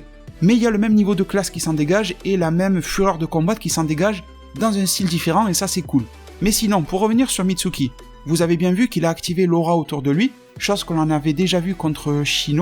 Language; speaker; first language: French; native; French